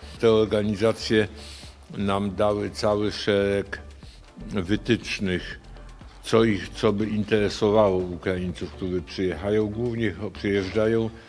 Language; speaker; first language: Polish; native; Polish